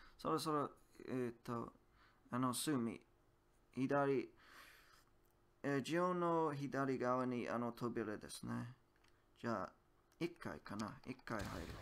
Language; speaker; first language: Japanese; non-native, learner; English